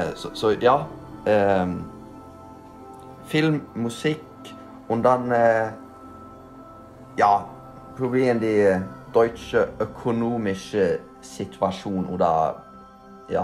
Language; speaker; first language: German; non-native, learner; Norwegian